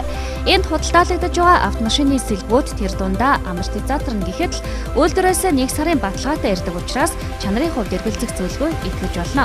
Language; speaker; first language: Mongolian; native; Mongolian